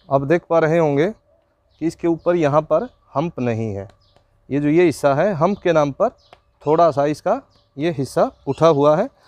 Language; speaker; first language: Hindi; native; Hindi